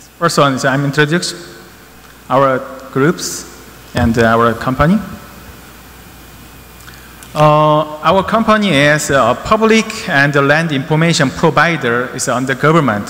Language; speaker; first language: English; non-native, learner; Korean